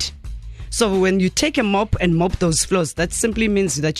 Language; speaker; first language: English; non-native, local second language; Zulu